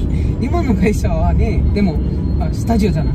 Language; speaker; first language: Japanese; non-native, learner; Tamil